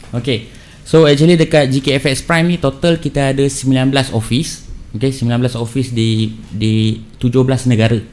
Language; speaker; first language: Malay; native; Malay